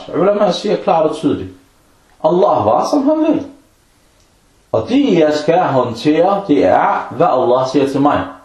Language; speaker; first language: Danish; non-native, fluent; Arabic